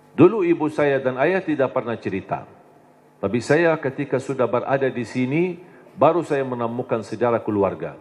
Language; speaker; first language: Indonesian; non-native, fluent; Arabic